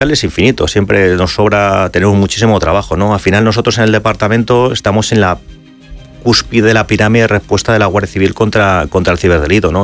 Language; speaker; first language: Spanish; native; Spanish